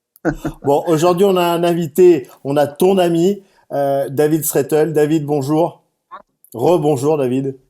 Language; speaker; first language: French; native; French